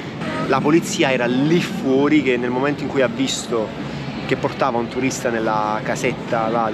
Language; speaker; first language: Italian; native; Italian